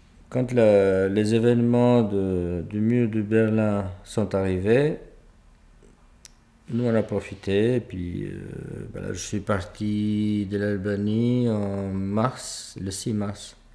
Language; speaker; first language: French; non-native, fluent; Albanian